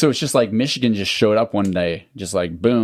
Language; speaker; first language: English; native; English